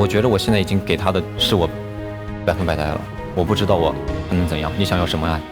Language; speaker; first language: Chinese; native; Chinese